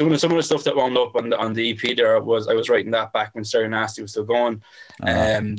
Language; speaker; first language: English; native; English